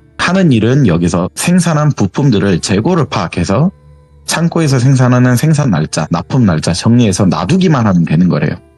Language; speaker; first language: Korean; native; Korean